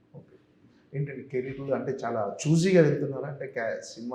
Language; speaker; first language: Telugu; native; Telugu